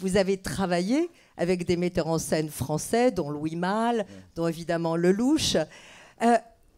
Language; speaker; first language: French; native; French